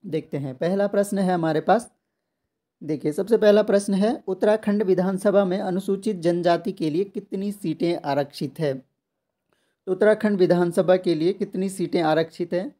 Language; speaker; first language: Hindi; native; Hindi